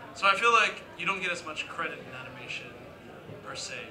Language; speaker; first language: English; native; English